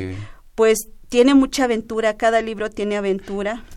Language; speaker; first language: Spanish; non-native, local second language; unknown